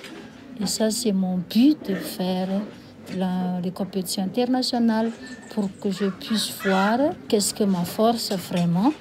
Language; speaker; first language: French; non-native, local second language; Malagasy